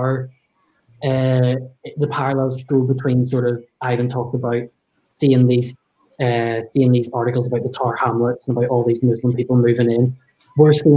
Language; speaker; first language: English; native; English